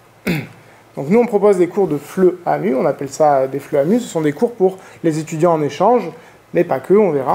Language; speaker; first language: French; native; French